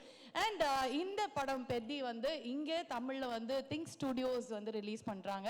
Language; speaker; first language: Tamil; native; Tamil